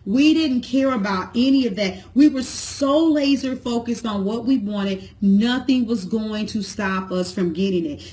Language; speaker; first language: English; native; English